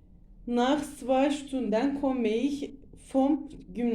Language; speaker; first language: German; non-native, learner; Turkish